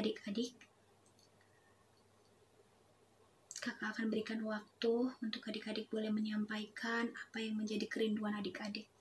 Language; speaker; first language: Indonesian; native; Indonesian